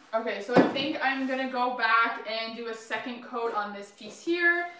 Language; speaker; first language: English; native; English